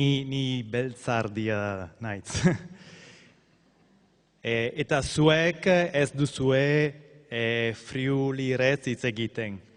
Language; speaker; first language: Basque; non-native, learner; Friulian